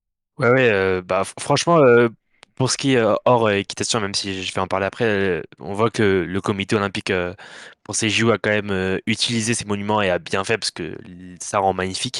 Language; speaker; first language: French; native; French